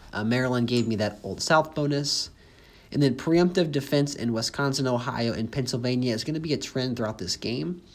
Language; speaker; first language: English; native; English